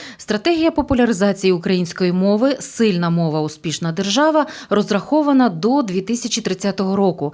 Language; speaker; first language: Ukrainian; native; Ukrainian